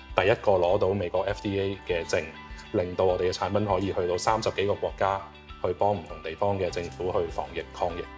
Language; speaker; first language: Cantonese; native; Cantonese